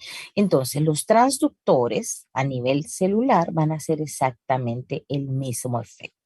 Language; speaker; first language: Spanish; native; Spanish